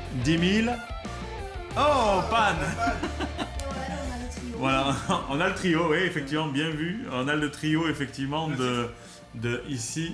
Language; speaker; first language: French; native; French